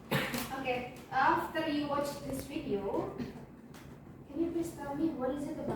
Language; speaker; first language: English; non-native, learner; Indonesian